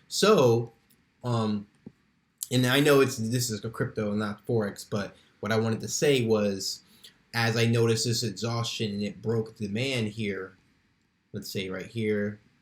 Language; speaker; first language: English; native; English